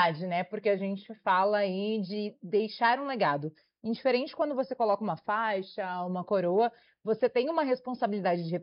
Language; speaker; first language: Portuguese; native; Portuguese